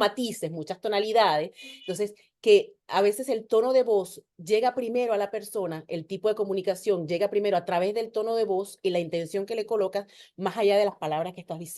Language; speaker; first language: Spanish; native; Spanish